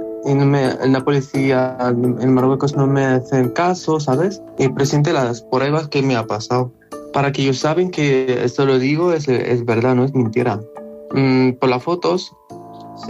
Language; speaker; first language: Spanish; non-native, learner; Arabic